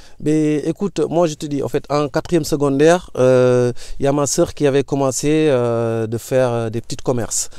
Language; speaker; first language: French; non-native, local second language; Wolof